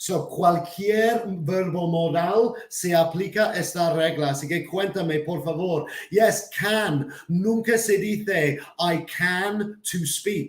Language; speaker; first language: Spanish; non-native, fluent; English